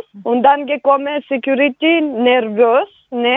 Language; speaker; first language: German; non-native, learner; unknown